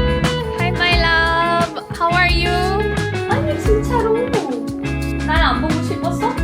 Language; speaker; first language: Korean; non-native, fluent; Filipino